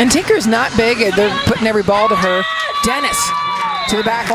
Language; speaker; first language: English; native; English